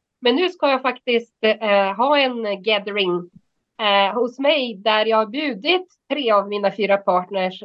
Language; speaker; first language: Swedish; non-native, fluent; Portuguese